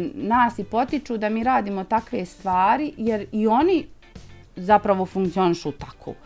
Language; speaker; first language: Bosnian; native; Bosnian